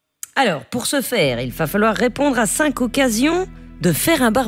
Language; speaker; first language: French; native; French